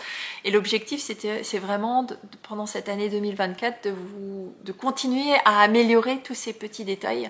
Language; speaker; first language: French; native; French